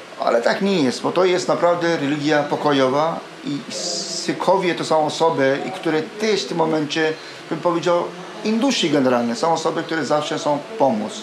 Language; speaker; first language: Polish; non-native, fluent; Punjabi